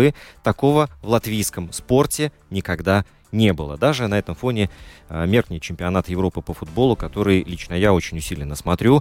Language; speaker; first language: Russian; native; Russian